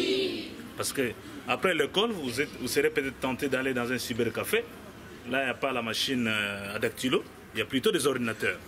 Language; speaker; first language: French; non-native, local second language; Kongo